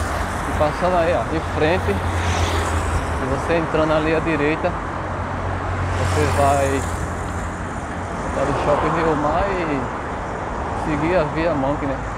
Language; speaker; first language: Portuguese; native; Portuguese